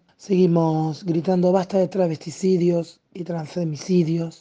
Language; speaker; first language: Spanish; native; Spanish